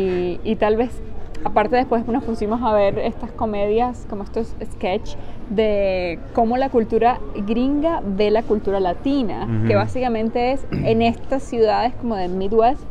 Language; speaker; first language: Spanish; native; Spanish